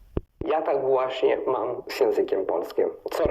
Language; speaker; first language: Polish; non-native, fluent; Italian